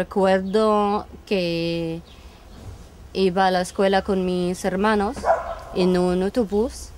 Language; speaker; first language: Spanish; non-native, fluent; Arabic